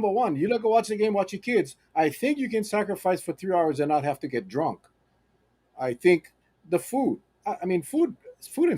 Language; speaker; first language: English; native; English